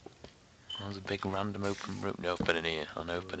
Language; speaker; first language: English; native; English